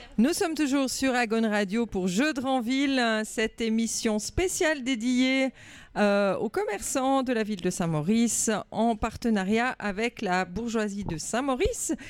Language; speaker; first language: French; native; French